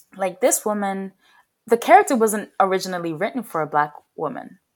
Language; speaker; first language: English; native; English